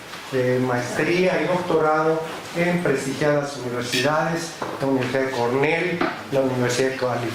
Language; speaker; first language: Spanish; native; Spanish